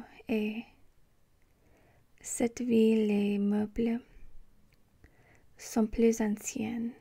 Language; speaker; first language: French; non-native, learner; English